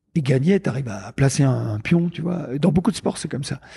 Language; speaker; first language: French; native; French